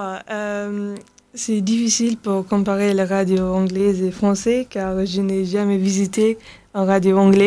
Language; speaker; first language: French; non-native, learner; English